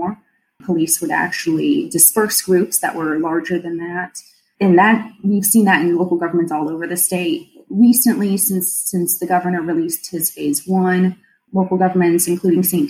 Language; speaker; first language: English; native; English